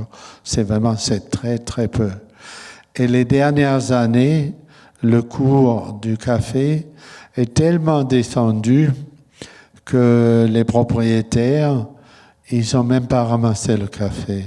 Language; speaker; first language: French; non-native, fluent; German